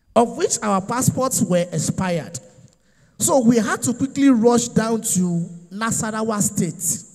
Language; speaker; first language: English; non-native, local second language; Yoruba